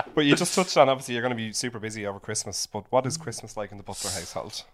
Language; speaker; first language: English; native; English